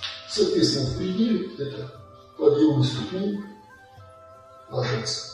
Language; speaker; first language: Russian; native; Russian